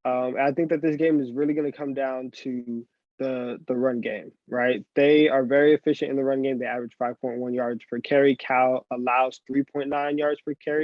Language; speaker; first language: English; native; English